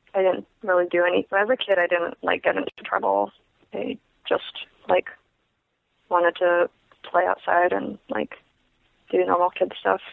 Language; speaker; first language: English; native; English